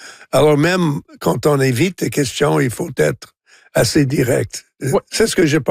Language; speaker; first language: French; non-native, local second language; English